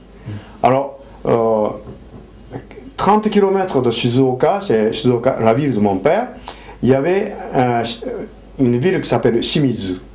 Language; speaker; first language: French; non-native, fluent; Japanese